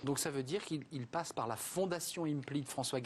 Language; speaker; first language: French; native; French